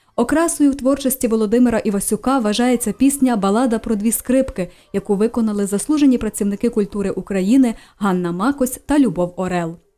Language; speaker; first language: Ukrainian; native; Ukrainian